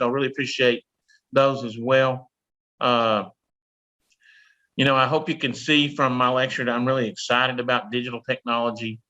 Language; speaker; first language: English; native; English